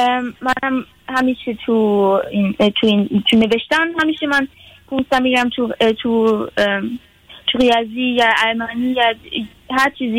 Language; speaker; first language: Persian; early bilingual, heritage; Persian